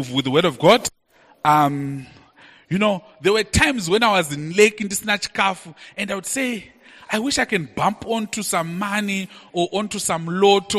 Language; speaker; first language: English; non-native, local second language; Shona